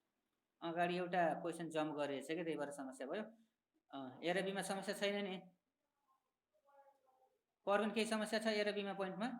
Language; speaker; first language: Nepali; native; Nepali